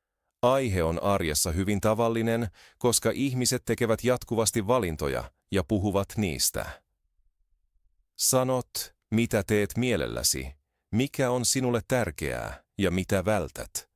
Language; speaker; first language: Finnish; non-native, fluent; Spanish